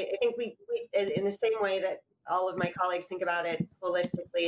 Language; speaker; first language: English; native; English